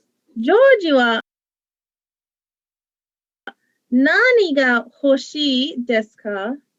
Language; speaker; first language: Japanese; non-native, fluent; English